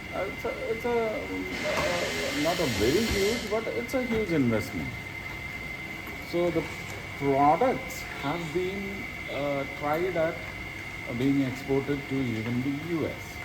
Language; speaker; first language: English; non-native, local second language; Malayalam